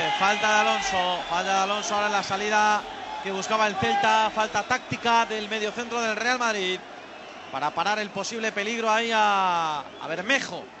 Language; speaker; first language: Spanish; native; Spanish